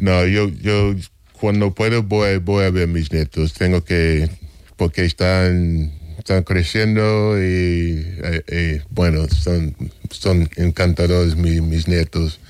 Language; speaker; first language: Spanish; non-native, fluent; English